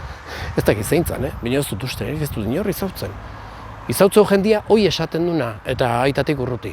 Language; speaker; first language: Basque; native; Basque